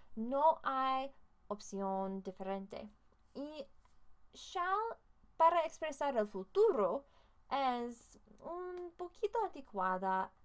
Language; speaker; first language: Spanish; non-native, learner; English